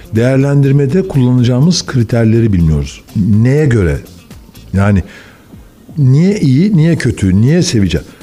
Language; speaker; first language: Turkish; native; Turkish